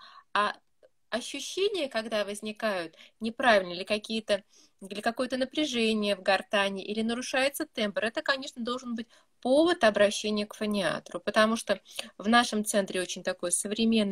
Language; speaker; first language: Russian; native; Russian